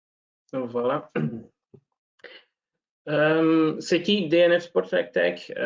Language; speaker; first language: French; non-native, local second language; Dutch